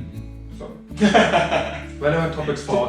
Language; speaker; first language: English; non-native, fluent; German